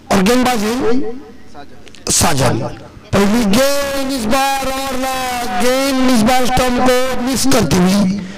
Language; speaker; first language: Hindi; non-native, local second language; Marathi